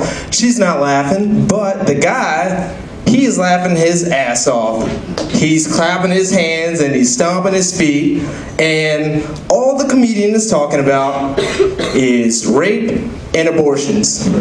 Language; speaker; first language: English; native; English